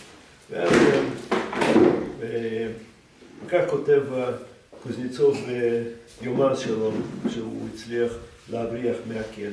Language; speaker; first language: Hebrew; non-native, fluent; Russian